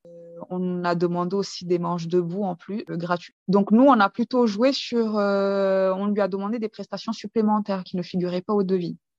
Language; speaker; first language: French; early bilingual, other home language; Kinyarwanda